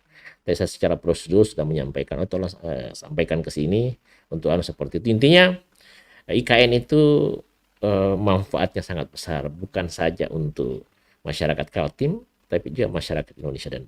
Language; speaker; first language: Indonesian; native; Indonesian